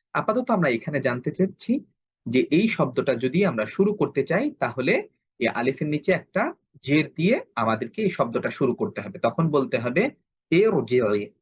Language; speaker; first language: Bangla; native; Bangla